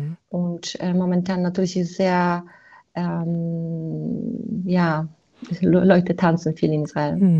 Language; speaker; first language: German; non-native, fluent; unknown